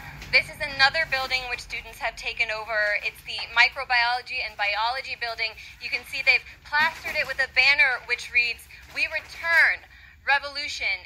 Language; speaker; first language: English; native; English